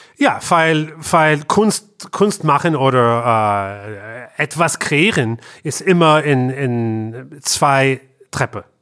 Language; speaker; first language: German; non-native, learner; English